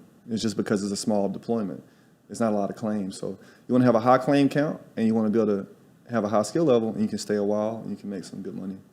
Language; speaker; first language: English; native; English